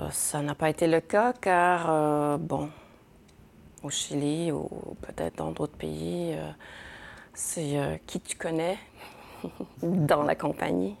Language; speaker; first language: French; early bilingual, other home language; Spanish